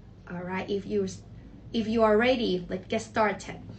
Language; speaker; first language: English; non-native, fluent; Thai